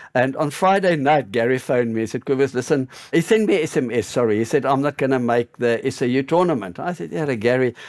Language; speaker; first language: English; native; English